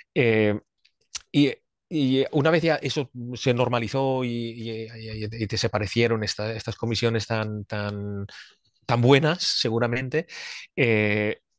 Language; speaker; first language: Spanish; non-native, fluent; Swiss German